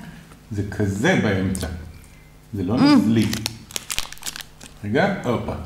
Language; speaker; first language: Hebrew; native; Hebrew